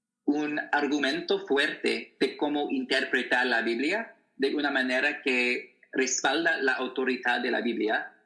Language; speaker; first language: Spanish; non-native, learner; English